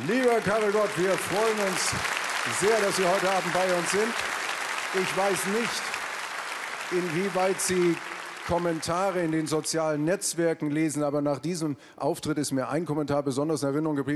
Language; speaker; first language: German; native; German